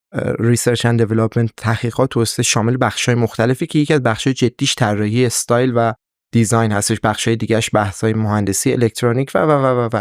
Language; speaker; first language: Persian; native; Persian